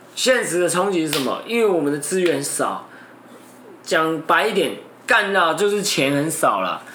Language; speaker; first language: Chinese; non-native, local second language; Min Nan Chinese